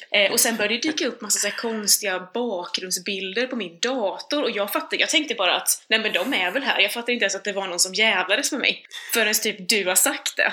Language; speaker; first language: Swedish; native; Swedish